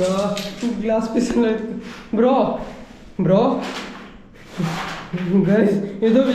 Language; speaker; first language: Tamil; non-native, local second language; Kannada